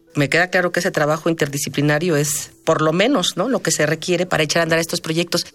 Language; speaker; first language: Spanish; native; Spanish